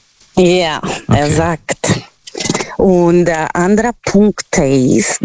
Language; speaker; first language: German; non-native, learner; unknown